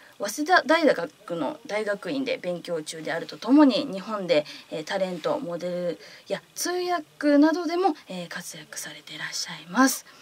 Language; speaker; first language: Japanese; native; Japanese